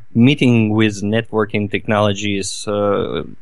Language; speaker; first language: English; non-native, fluent; Russian